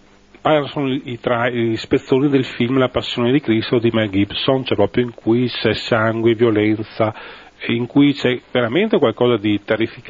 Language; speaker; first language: Italian; native; Italian